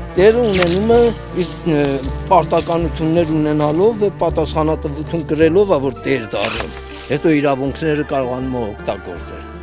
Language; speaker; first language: Armenian; early bilingual, heritage; Armenian